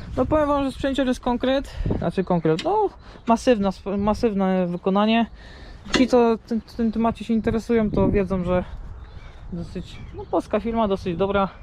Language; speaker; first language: Polish; native; Polish